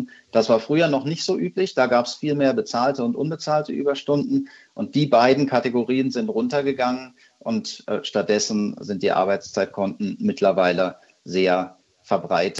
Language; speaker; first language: German; native; German